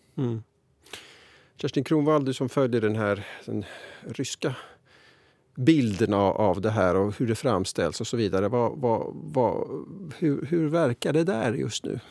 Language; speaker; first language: Swedish; native; Swedish